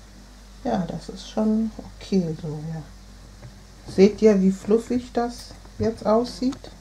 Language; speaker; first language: German; non-native, fluent; Akan